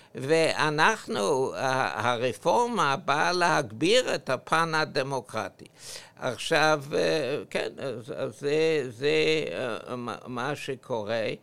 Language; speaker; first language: Hebrew; non-native, fluent; English